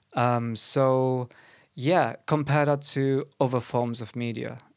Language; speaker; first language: English; non-native, fluent; German